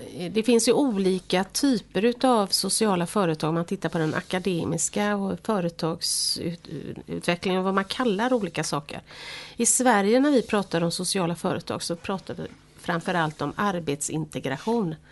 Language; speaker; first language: Swedish; native; Swedish